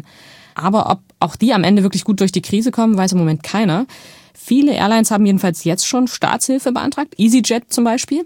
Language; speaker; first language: German; native; German